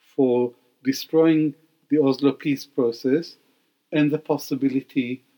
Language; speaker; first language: English; non-native, fluent; Hebrew